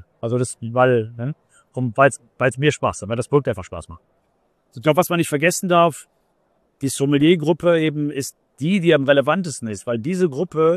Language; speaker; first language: German; native; German